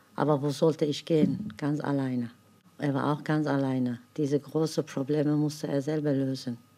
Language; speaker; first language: German; non-native, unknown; Kurdish